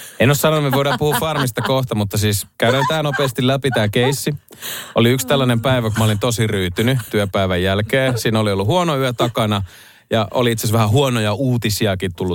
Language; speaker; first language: Finnish; native; Finnish